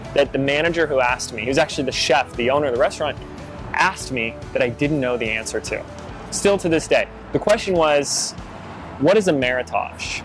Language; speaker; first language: English; native; English